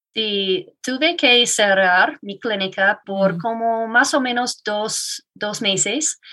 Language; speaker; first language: Spanish; non-native, learner; English